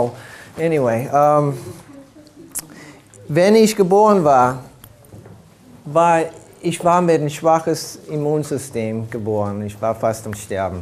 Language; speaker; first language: German; early bilingual, heritage; German